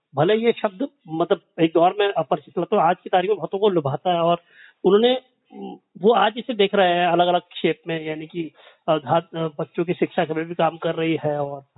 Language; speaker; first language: Hindi; native; Hindi